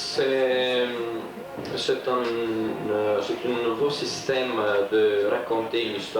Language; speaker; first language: French; non-native, fluent; Romanian